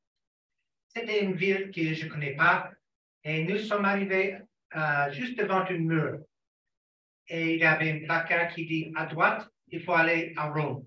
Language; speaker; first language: French; non-native, fluent; English